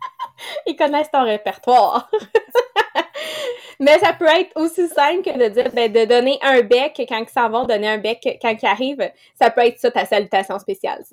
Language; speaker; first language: French; native; French